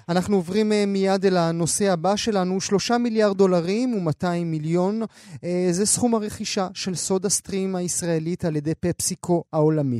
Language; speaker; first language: Hebrew; native; Hebrew